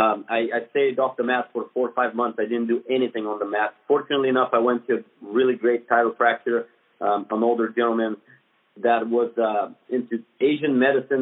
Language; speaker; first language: English; non-native, fluent; Bulgarian